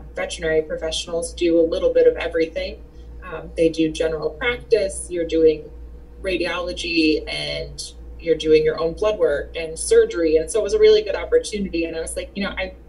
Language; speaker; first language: English; native; English